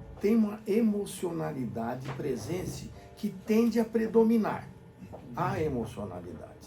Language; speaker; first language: Portuguese; native; Portuguese